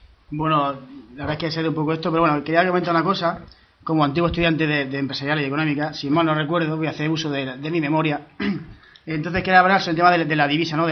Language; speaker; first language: Spanish; native; Spanish